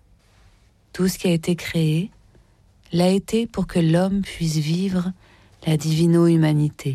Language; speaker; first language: French; native; French